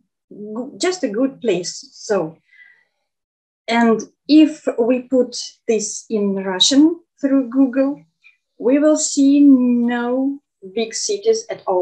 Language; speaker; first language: English; non-native, fluent; Russian